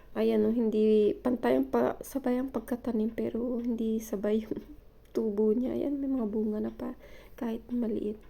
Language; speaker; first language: Filipino; non-native, local second language; Cebuano